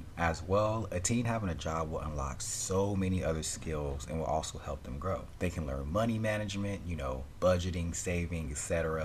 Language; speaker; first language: English; native; English